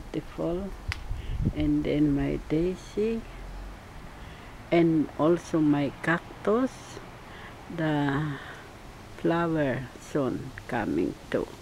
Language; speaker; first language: English; non-native, learner; Filipino